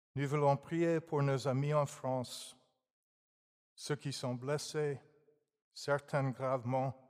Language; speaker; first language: French; non-native, fluent; English